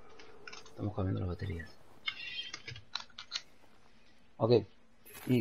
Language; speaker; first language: Spanish; non-native, fluent; Portuguese